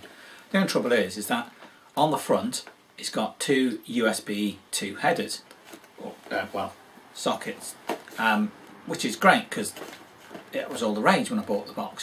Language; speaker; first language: English; native; English